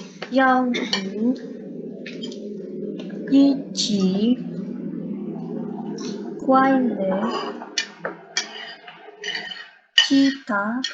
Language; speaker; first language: Chinese; non-native, learner; Indonesian